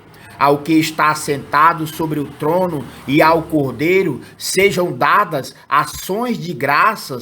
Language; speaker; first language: Portuguese; native; Portuguese